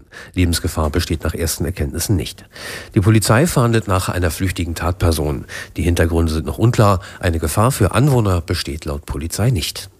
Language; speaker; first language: German; native; German